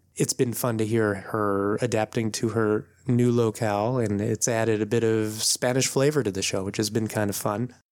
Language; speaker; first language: English; native; English